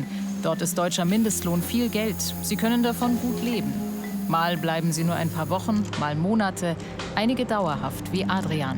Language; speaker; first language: German; native; German